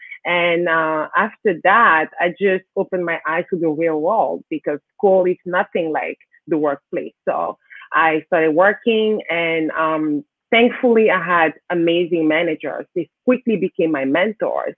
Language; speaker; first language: English; non-native, local second language; French